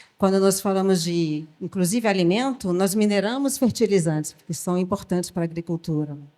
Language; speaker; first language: Portuguese; early bilingual, other home language; French